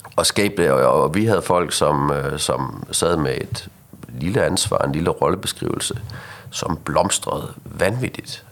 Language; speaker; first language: Danish; native; Danish